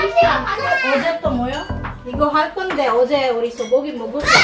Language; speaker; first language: Korean; non-native, learner; Filipino